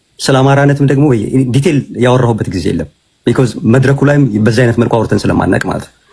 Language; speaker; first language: Amharic; native; Amharic